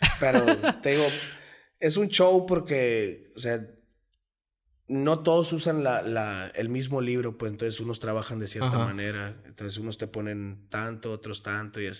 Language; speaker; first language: Spanish; native; Spanish